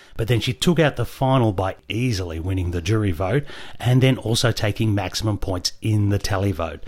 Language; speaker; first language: English; native; English